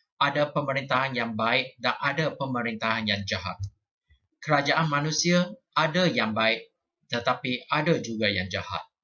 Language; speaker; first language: Malay; non-native, local second language; Chinese